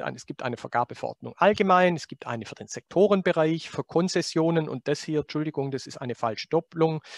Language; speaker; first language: German; native; German